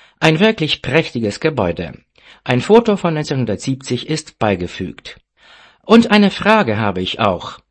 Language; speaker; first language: German; non-native, fluent; Romanian